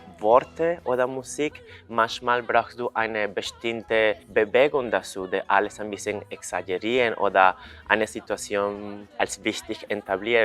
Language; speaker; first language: German; non-native, fluent; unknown